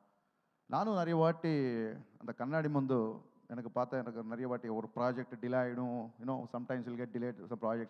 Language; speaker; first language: Tamil; non-native, learner; Telugu